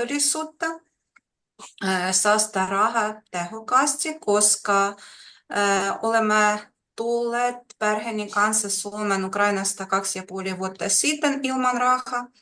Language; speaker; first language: Finnish; non-native, learner; Russian